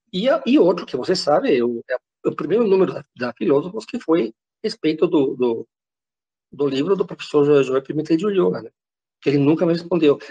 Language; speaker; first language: Portuguese; non-native, fluent; Spanish